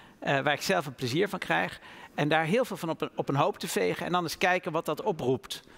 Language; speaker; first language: Dutch; native; Dutch